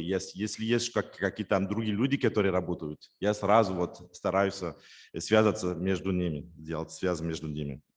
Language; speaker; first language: Russian; non-native, fluent; French